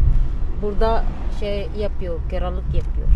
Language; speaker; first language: Turkish; non-native, learner; Filipino